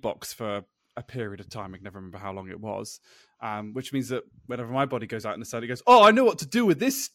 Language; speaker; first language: English; native; English